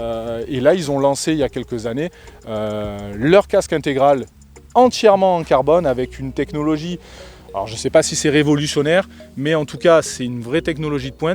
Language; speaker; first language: French; native; French